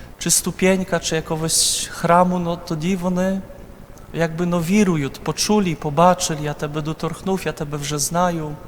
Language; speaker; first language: Ukrainian; non-native, fluent; Polish